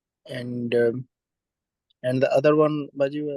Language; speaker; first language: English; non-native, learner; Urdu